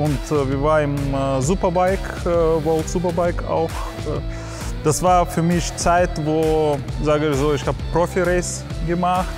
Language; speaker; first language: German; non-native, learner; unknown